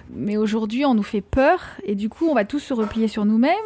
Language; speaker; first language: French; native; French